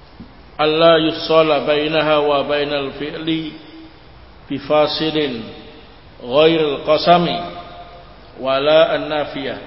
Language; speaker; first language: Arabic; non-native, learner; Indonesian